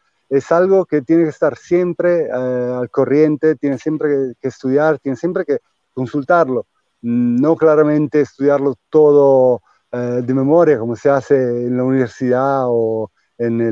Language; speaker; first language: Spanish; non-native, fluent; Italian